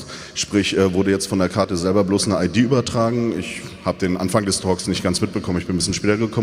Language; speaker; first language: German; native; German